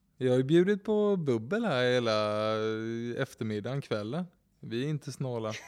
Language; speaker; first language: Swedish; native; Swedish